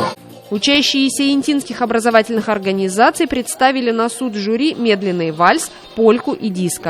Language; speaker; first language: Russian; native; Russian